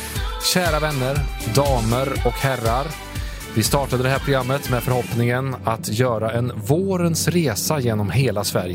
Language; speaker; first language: Swedish; native; Swedish